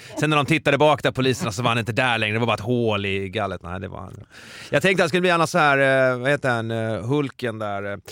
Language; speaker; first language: Swedish; native; Swedish